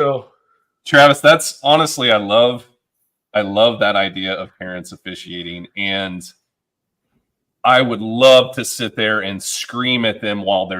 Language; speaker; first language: English; native; English